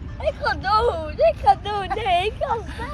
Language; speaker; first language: Dutch; early bilingual, other home language; Turkish